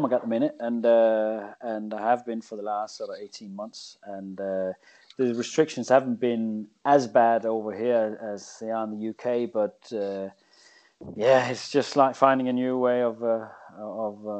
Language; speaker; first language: English; non-native, fluent; Danish